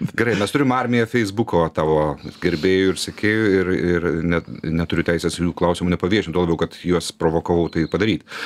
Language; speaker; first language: Lithuanian; native; Lithuanian